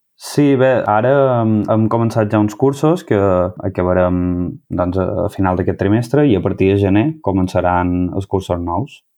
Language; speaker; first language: Catalan; native; Catalan